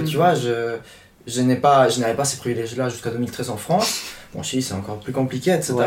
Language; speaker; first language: French; non-native, fluent; Spanish